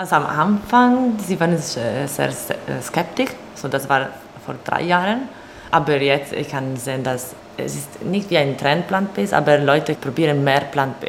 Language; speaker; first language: German; non-native, learner; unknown